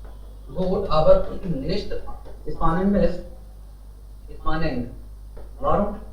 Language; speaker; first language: German; non-native, learner; Hindi